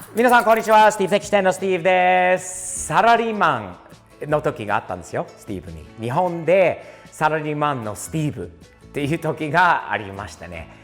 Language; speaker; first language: Japanese; non-native, fluent; English